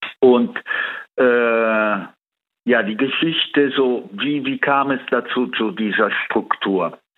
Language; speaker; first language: German; early bilingual, heritage; Italian